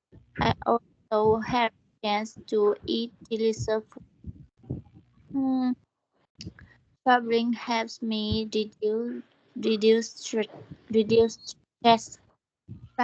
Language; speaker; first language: English; non-native, learner; Vietnamese